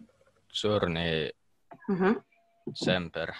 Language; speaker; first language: Russian; non-native, learner; Finnish